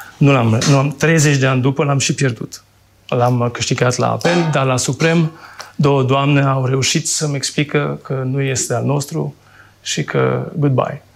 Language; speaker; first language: Romanian; non-native, fluent; French